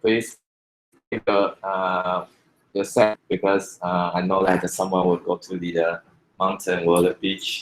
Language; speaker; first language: English; non-native, fluent; Chinese